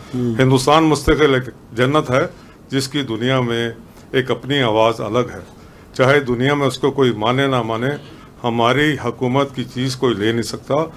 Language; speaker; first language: Hindi; early bilingual, heritage; Punjabi